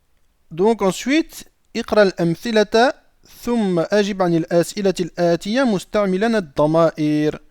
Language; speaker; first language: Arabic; non-native, fluent; French